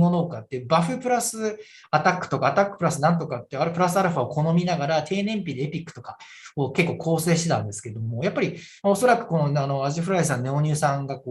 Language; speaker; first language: Japanese; native; Japanese